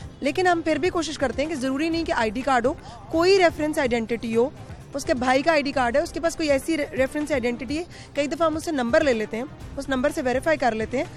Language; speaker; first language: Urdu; non-native, local second language; Punjabi